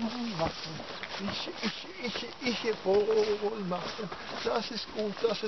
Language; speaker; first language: German; non-native, learner; Danish